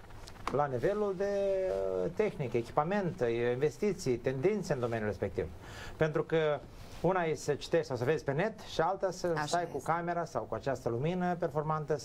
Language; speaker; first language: Romanian; native; Romanian